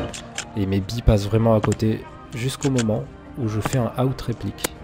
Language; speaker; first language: French; native; French